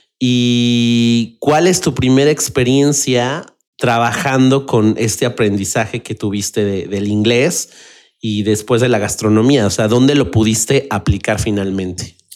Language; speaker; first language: Spanish; native; Spanish